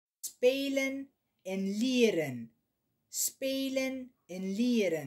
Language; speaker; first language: Dutch; non-native, learner; Arabic